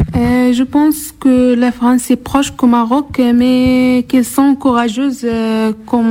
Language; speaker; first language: French; non-native, learner; Arabic